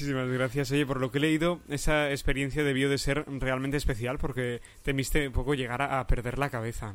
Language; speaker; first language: Spanish; native; Spanish